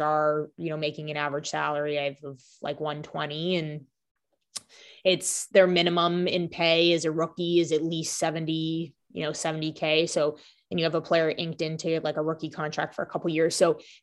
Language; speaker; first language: English; native; English